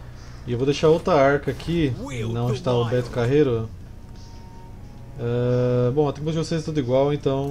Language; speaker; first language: Portuguese; native; Portuguese